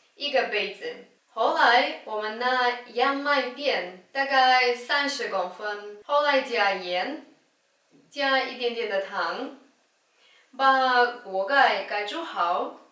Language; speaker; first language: Chinese; non-native, fluent; Russian